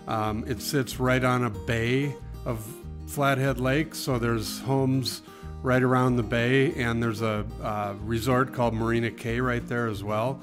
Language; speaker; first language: English; native; English